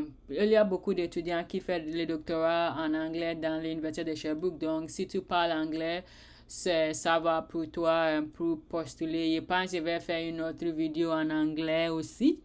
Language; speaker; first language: French; non-native, learner; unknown